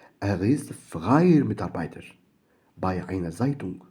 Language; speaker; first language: German; non-native, learner; Turkish